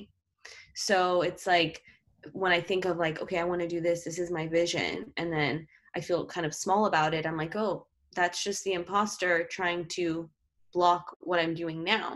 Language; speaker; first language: English; native; English